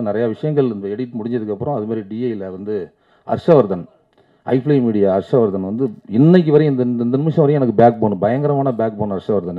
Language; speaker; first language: Tamil; native; Tamil